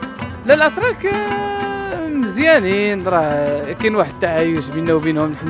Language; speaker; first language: Dutch; non-native, learner; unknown